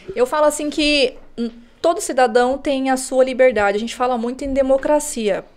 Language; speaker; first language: Portuguese; native; Portuguese